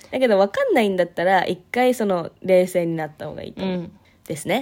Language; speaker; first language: Japanese; early bilingual, heritage; Japanese